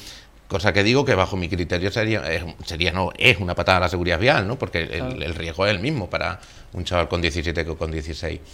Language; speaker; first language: Spanish; native; Spanish